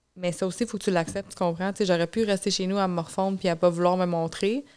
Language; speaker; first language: French; native; French